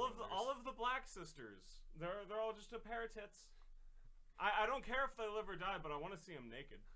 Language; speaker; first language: English; native; English